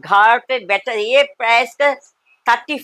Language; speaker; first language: Hindi; non-native, local second language; Bangla